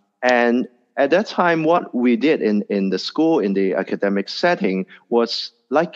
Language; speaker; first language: English; non-native, local second language; Cantonese